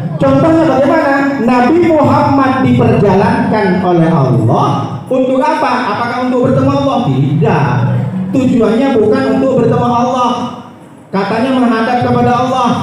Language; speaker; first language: Indonesian; non-native, local second language; Madurese